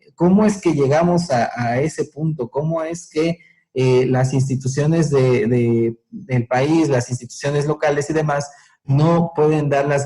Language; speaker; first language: Spanish; native; Spanish